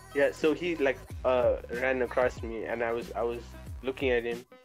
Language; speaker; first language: English; native; English